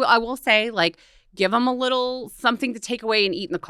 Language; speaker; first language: English; native; English